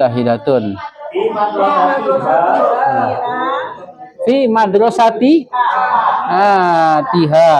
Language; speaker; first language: Arabic; non-native, fluent; Indonesian